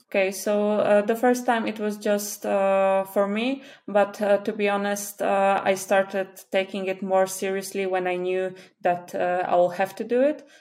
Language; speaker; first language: English; non-native, fluent; Polish